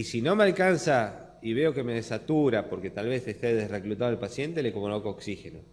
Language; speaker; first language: Spanish; native; Spanish